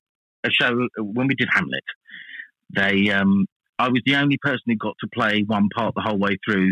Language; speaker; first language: English; native; English